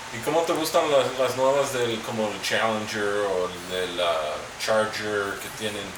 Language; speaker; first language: Spanish; early bilingual, heritage; Spanish